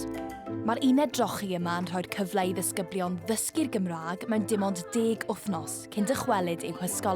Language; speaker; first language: Welsh; native; Welsh